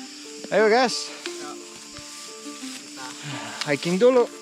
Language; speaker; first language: Indonesian; non-native, learner; English